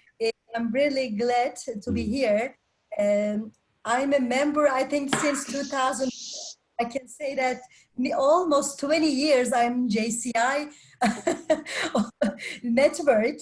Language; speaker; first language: English; non-native, fluent; Turkish